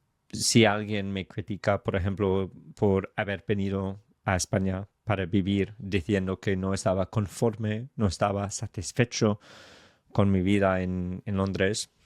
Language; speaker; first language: Spanish; non-native, fluent; English